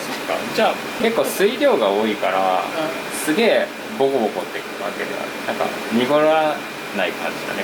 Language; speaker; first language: Japanese; native; Japanese